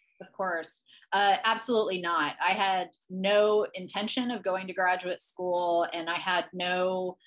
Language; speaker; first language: English; native; English